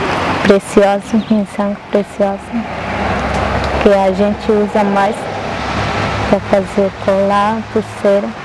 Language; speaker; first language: Portuguese; non-native, local second language; Guarani